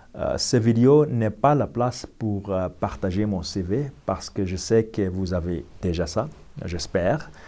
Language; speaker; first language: French; non-native, learner; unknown